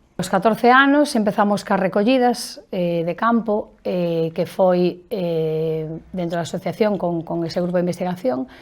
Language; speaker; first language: Galician; native; Galician